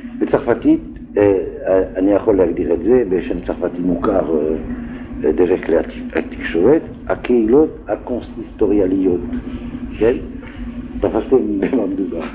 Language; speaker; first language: Hebrew; non-native, fluent; French